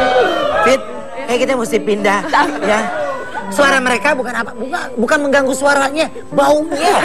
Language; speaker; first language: Indonesian; native; Indonesian